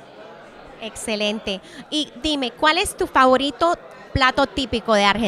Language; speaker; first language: Spanish; early bilingual, heritage; Spanish